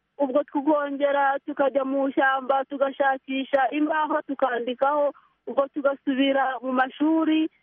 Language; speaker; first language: Kinyarwanda; early bilingual, heritage; Kinyarwanda